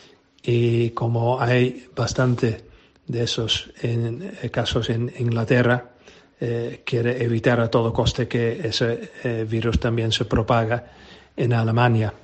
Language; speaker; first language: Spanish; non-native, fluent; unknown